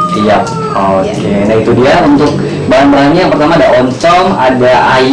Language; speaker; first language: Indonesian; native; Indonesian